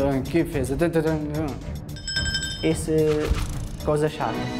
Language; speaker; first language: Portuguese; non-native, learner; Arabic